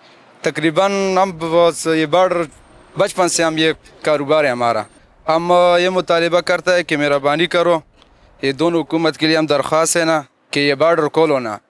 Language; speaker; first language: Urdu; non-native, local second language; Pashto